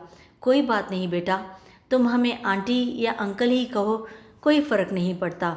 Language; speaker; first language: Hindi; native; Hindi